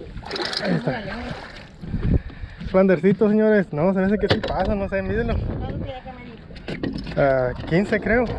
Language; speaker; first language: Spanish; native; Spanish